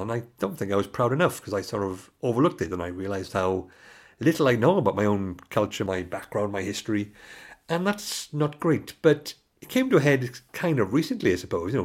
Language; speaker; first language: English; native; English